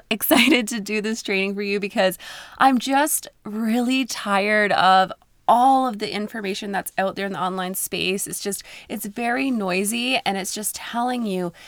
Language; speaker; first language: English; native; English